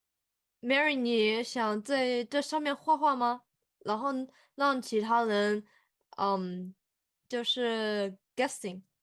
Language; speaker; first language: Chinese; early bilingual, heritage; English